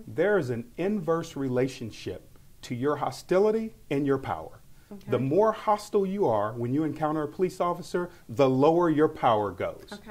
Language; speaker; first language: English; native; English